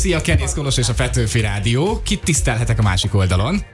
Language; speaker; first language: Hungarian; native; Hungarian